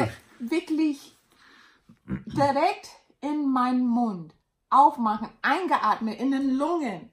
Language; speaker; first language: German; non-native, learner; English